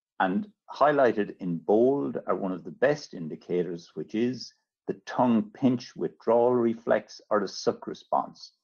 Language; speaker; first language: English; native; English